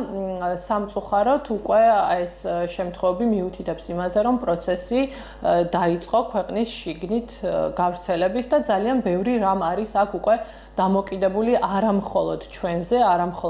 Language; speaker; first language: Georgian; native; Georgian